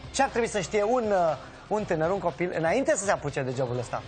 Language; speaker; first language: Romanian; native; Romanian